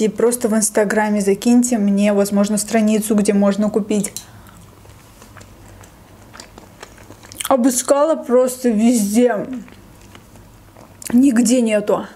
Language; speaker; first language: Russian; native; Russian